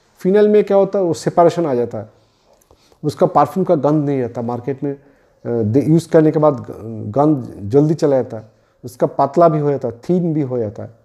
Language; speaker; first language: Hindi; non-native, local second language; Bangla